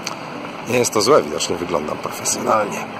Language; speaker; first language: Polish; native; Polish